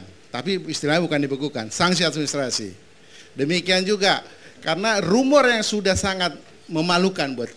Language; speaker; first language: Indonesian; native; Indonesian